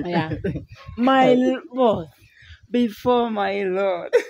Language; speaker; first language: English; non-native, learner; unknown